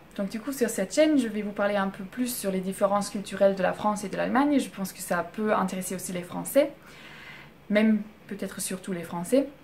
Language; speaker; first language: French; non-native, fluent; German